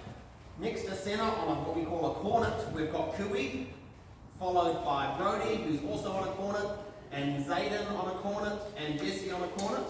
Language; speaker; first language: English; native; English